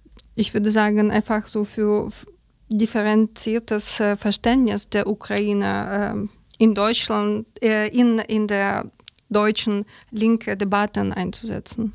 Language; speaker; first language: German; non-native, learner; Ukrainian